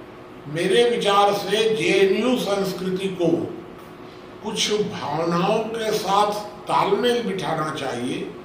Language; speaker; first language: Hindi; native; Hindi